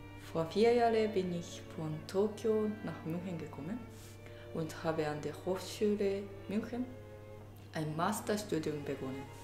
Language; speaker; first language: German; non-native, fluent; Japanese